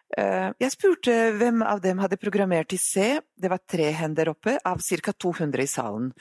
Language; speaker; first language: Norwegian; non-native, fluent; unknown